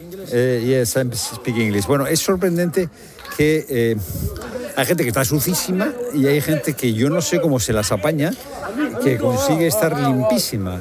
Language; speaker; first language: Spanish; native; Spanish